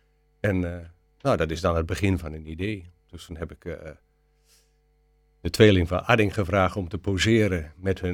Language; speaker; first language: Dutch; native; Dutch